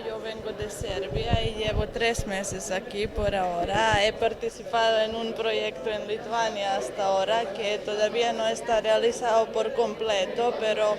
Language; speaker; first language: Spanish; non-native, fluent; Serbian